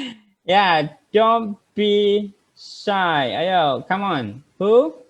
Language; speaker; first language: English; non-native, fluent; Indonesian